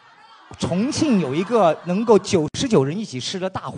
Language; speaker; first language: Chinese; native; Chinese